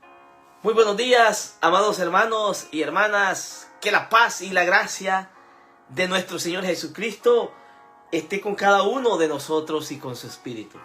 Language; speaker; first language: Spanish; native; Spanish